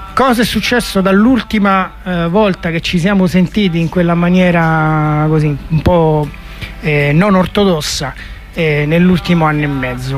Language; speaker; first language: Italian; native; Italian